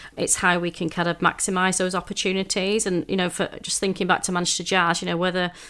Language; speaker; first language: English; native; English